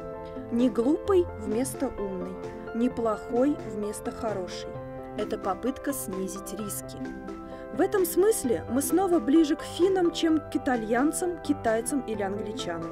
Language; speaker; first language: Russian; native; Russian